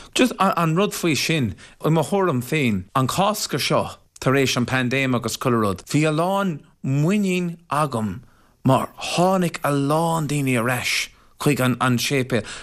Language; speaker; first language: Irish; non-native, local second language; English